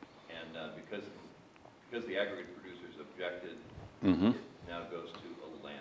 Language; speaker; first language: English; native; English